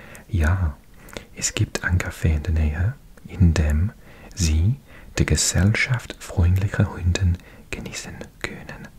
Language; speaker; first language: German; non-native, learner; English